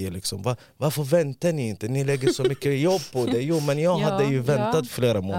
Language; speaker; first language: Swedish; early bilingual, other home language; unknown